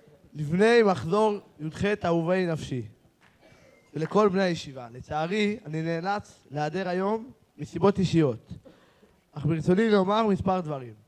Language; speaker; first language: Hebrew; native; Hebrew